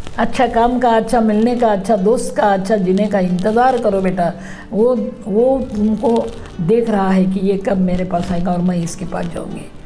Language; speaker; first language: Hindi; non-native, local second language; Marathi